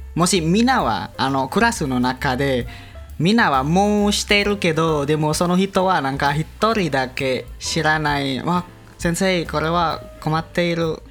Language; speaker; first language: Japanese; non-native, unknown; Indonesian